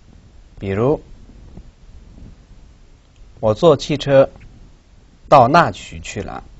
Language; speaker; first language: Chinese; non-native, local second language; Tibetan